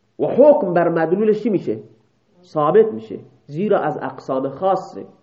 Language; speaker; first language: Persian; non-native, local second language; Baluchi